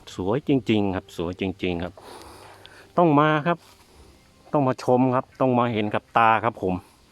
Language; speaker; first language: Thai; native; Thai